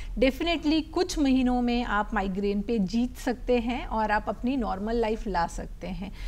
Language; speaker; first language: Hindi; native; Hindi